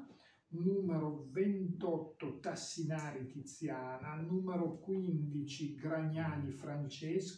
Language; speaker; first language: Italian; native; Italian